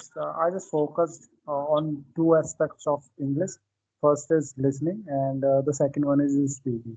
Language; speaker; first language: English; non-native, local second language; Hindi